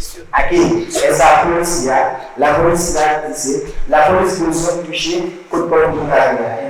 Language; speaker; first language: Spanish; non-native, learner; Haitian Creole